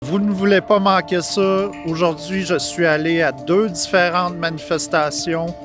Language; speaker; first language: French; native; French